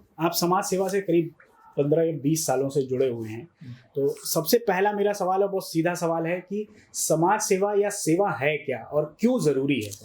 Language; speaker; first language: Hindi; native; Hindi